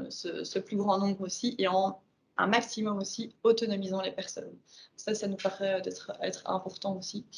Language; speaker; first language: French; native; French